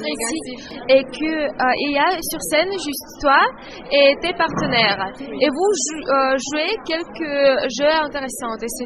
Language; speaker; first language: French; non-native, fluent; Russian